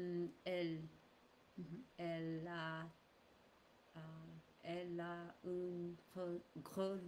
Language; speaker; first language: French; non-native, learner; English